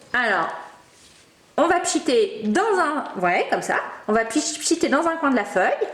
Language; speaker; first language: French; native; French